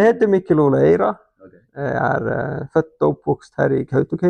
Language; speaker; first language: Norwegian; non-native, local second language; Northern Sami